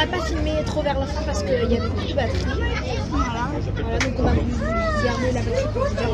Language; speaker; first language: French; native; French